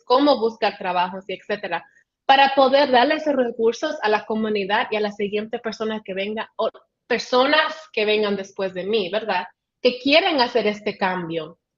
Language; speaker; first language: Spanish; early bilingual, heritage; Spanish